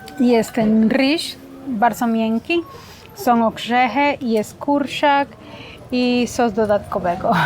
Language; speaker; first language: Polish; non-native, fluent; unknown